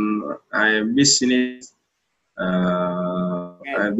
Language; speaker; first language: English; non-native, learner; Vietnamese